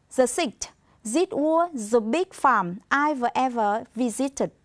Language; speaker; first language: English; non-native, fluent; Vietnamese